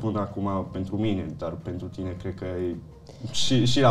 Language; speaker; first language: Romanian; early bilingual, heritage; Italian